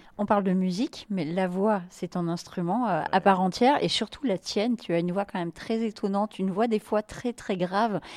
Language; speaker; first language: French; native; French